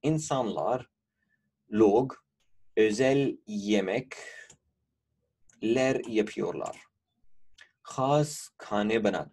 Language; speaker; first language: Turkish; non-native, fluent; Urdu